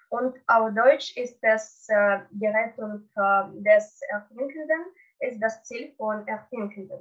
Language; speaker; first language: German; non-native, learner; Russian